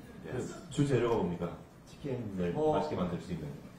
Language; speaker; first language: Korean; native; Korean